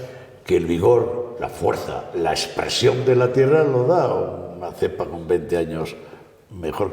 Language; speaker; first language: Spanish; native; Spanish